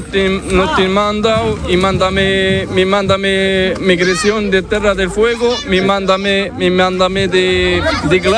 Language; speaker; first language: Spanish; non-native, learner; Arabic